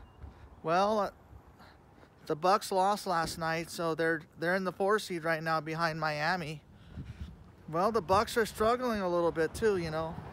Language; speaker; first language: English; native; English